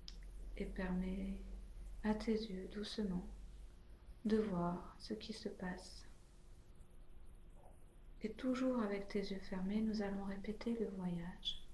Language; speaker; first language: French; native; French